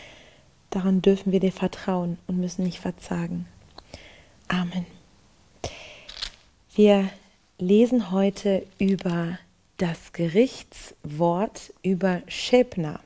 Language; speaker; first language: German; native; German